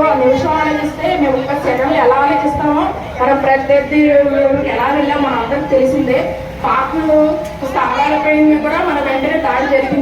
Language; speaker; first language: Telugu; native; Telugu